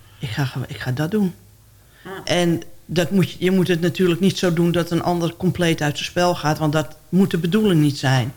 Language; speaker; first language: Dutch; native; Dutch